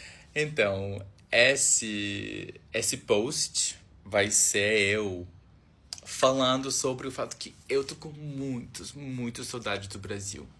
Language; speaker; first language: Portuguese; non-native, fluent; English